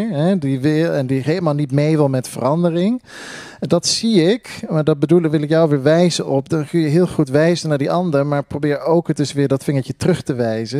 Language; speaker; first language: Dutch; native; Dutch